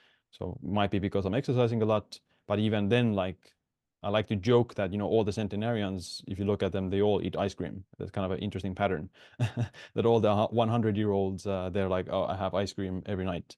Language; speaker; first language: English; non-native, fluent; Estonian